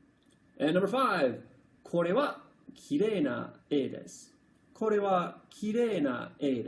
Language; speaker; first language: Japanese; non-native, fluent; English